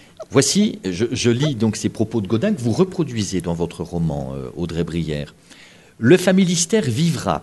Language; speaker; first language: French; native; French